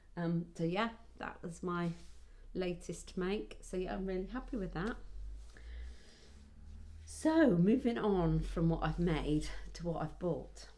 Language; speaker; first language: English; native; English